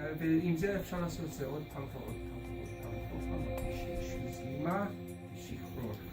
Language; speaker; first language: Hebrew; non-native, fluent; English